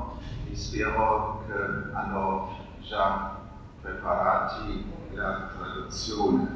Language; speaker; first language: Italian; non-native, fluent; German